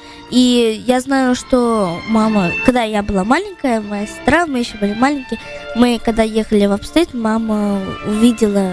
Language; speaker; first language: Russian; early bilingual, heritage; Russian